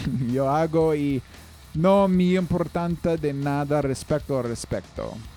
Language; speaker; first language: Spanish; non-native, learner; English